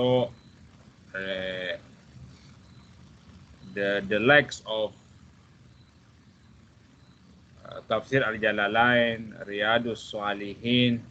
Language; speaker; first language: English; non-native, fluent; Malay